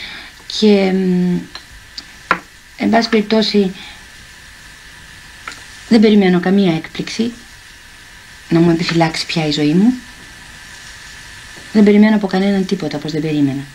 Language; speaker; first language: Greek; native; Greek